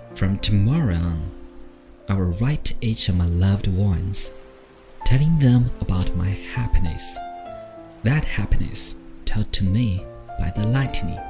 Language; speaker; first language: English; non-native, fluent; Chinese